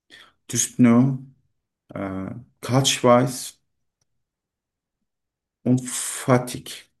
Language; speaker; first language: German; non-native, learner; Turkish